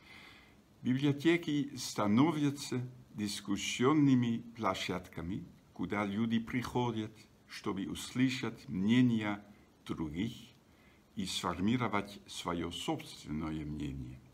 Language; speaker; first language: Russian; non-native, fluent; Dutch